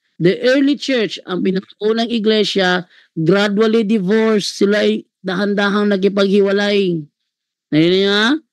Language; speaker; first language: Filipino; non-native, local second language; Cebuano